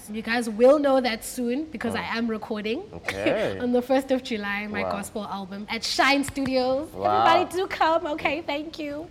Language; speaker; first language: English; non-native, local second language; Xhosa